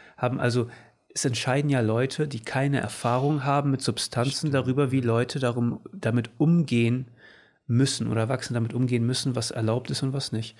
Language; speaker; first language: German; early bilingual, other home language; Portuguese